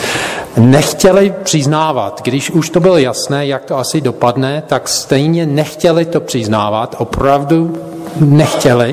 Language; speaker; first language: Czech; non-native, fluent; English